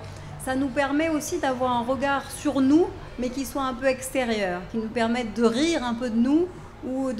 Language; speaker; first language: French; native; French